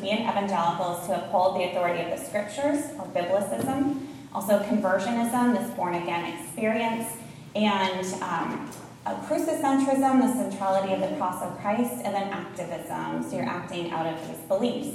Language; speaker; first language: English; native; English